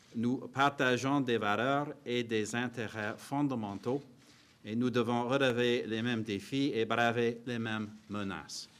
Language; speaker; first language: French; non-native, fluent; English